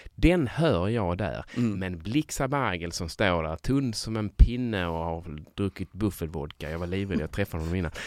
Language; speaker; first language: Swedish; native; Swedish